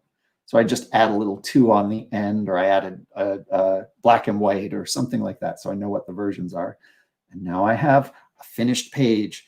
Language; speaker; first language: English; native; English